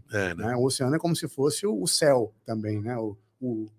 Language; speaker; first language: Portuguese; native; Portuguese